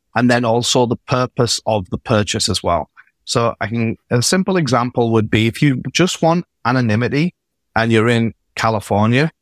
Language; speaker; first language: English; native; English